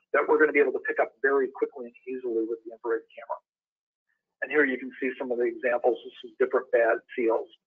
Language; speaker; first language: English; native; English